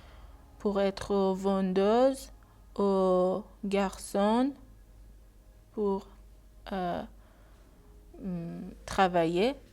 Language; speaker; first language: French; non-native, learner; Persian